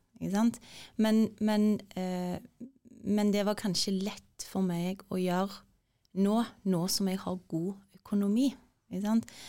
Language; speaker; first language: Norwegian; early bilingual, other home language; Turkish